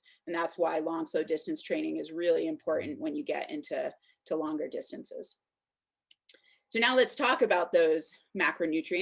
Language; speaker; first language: English; native; English